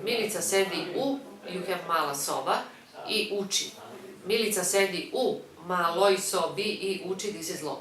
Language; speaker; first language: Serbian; non-native, fluent; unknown